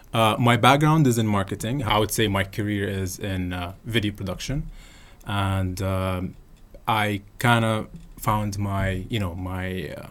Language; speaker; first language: English; non-native, fluent; Arabic